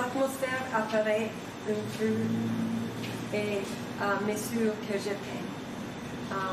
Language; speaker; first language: French; non-native, fluent; Swedish